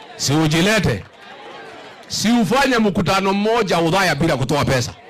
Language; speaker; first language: Swahili; non-native, local second language; Kikuyu